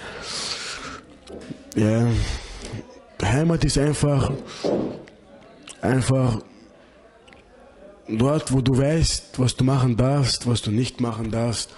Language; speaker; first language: German; early bilingual, other home language; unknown